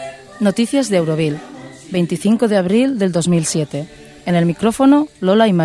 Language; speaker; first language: Spanish; native; Spanish